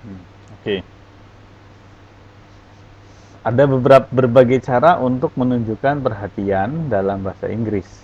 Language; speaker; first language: Indonesian; native; Indonesian